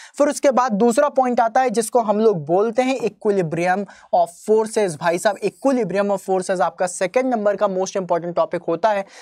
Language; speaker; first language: Hindi; native; Hindi